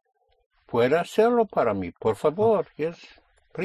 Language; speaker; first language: Spanish; non-native, fluent; English